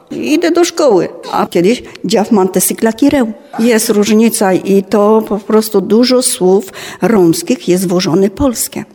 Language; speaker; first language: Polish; non-native, local second language; Romany